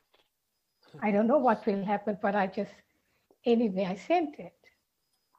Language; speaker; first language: English; non-native, local second language; Sinhala